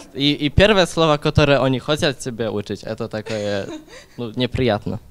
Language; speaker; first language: Russian; non-native, learner; Polish